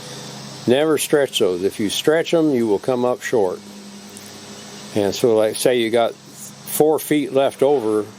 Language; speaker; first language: English; native; English